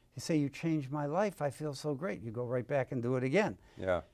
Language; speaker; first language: English; native; English